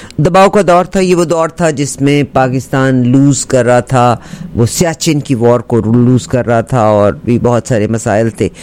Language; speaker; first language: Urdu; native; Urdu